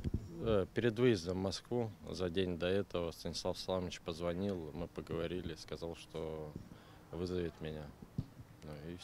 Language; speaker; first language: Russian; native; Russian